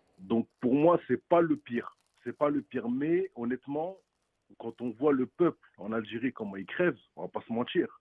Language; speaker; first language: French; early bilingual, other home language; Kabyle